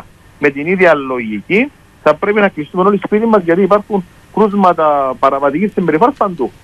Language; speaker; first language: Greek; native; Greek